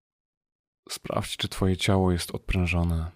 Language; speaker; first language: Polish; native; Polish